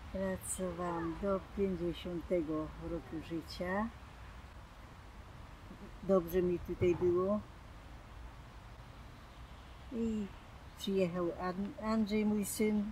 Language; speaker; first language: Polish; non-native, local second language; German